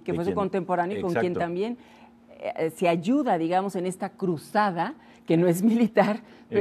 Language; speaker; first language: Spanish; native; Spanish